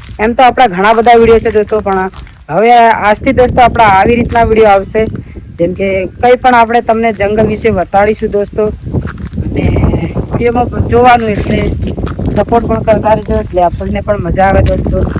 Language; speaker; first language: Gujarati; non-native, local second language; Bhili